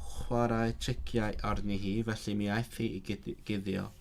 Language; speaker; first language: Welsh; non-native, learner; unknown